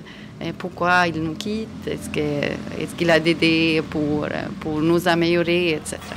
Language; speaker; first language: French; non-native, fluent; Swedish